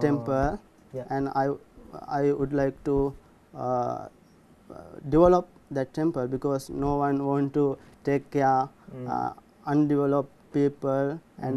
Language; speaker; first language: English; non-native, learner; Sinhala